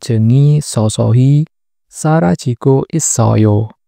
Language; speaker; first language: Korean; non-native, learner; Indonesian